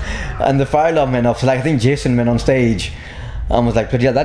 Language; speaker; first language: English; native; English